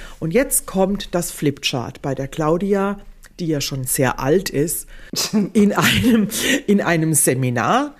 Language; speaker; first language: German; native; German